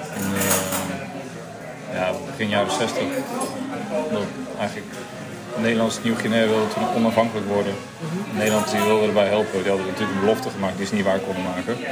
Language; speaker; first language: Dutch; native; Dutch